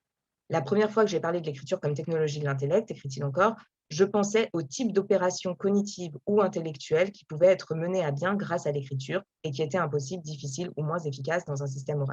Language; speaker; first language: French; native; French